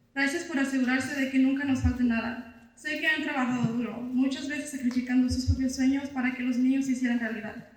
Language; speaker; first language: Spanish; early bilingual, heritage; Spanish